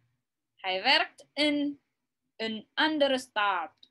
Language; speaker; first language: Dutch; non-native, learner; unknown